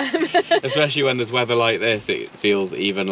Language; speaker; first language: English; native; English